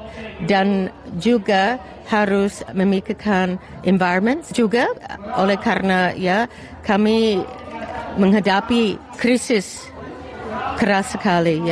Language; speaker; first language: Indonesian; non-native, fluent; English